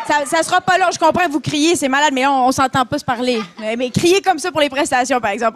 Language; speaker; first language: French; native; French